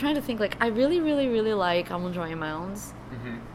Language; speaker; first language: English; non-native, fluent; Portuguese